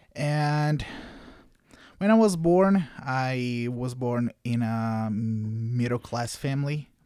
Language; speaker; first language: English; non-native, fluent; Portuguese